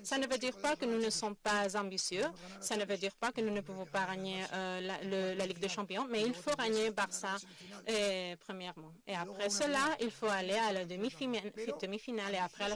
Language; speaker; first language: French; non-native, fluent; Spanish